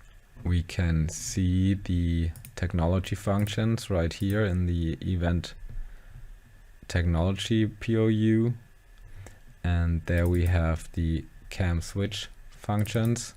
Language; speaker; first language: English; non-native, fluent; German